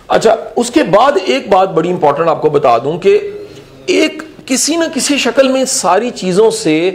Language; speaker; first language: Urdu; non-native, local second language; Punjabi